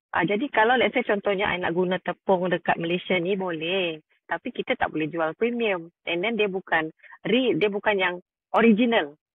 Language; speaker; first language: Malay; native; Malay